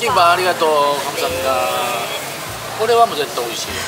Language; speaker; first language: Japanese; native; Japanese